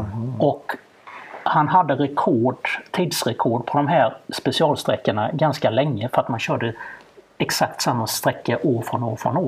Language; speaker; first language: Swedish; native; Swedish